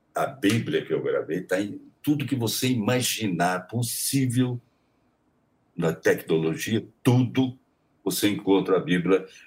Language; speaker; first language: Portuguese; native; Portuguese